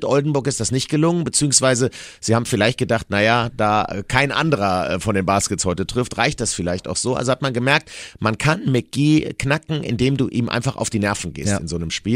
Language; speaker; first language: German; native; German